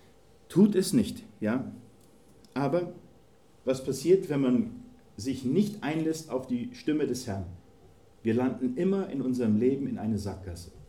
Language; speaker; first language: German; native; German